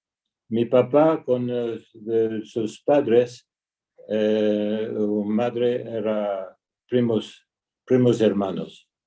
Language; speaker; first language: Spanish; early bilingual, heritage; Ladino